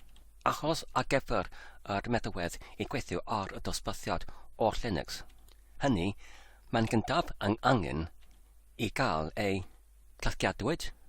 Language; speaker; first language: Welsh; non-native, learner; English